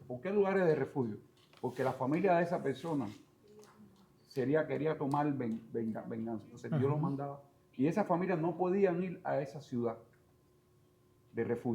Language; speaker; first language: Spanish; native; Spanish